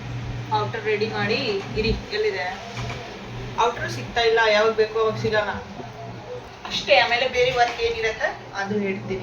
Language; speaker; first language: Kannada; non-native, fluent; Hindi